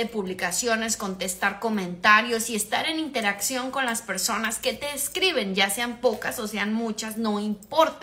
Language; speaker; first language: Spanish; native; Spanish